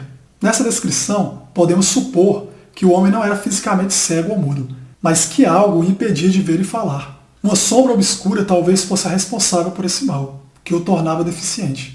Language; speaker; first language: Portuguese; native; Portuguese